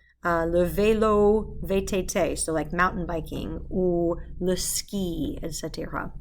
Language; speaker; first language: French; non-native, fluent; English